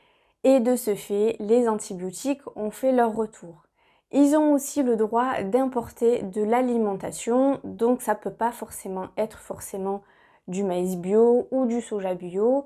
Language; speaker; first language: French; native; French